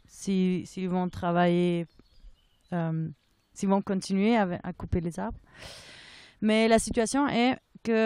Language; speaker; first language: French; non-native, fluent; German